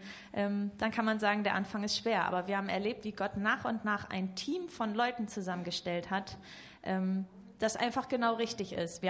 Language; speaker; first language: German; native; German